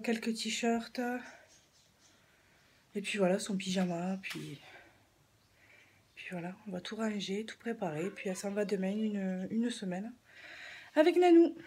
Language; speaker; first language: French; native; French